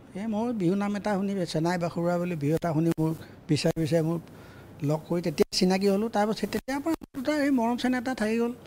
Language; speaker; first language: Assamese; native; Assamese